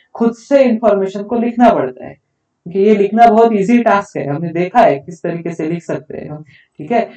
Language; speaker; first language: Hindi; non-native, local second language; Marathi